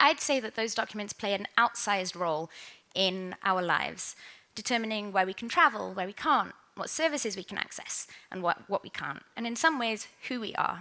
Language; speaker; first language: English; native; English